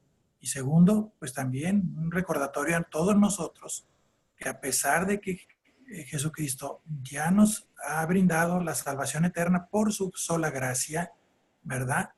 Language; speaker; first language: Spanish; native; Spanish